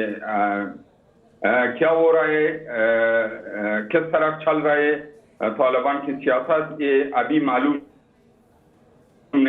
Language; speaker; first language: Hindi; non-native, learner; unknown